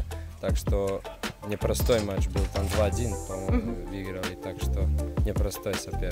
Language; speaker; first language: Russian; non-native, fluent; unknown